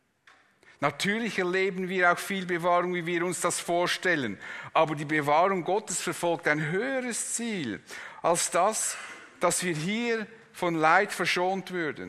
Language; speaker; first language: German; native; German